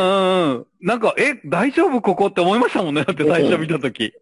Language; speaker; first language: Japanese; native; Japanese